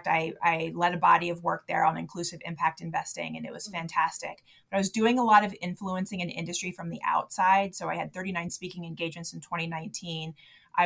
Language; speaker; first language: English; native; English